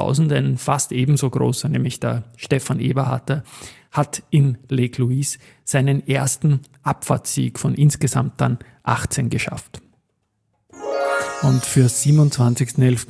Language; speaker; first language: German; native; German